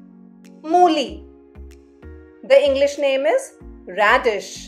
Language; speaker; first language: English; non-native, local second language; Hindi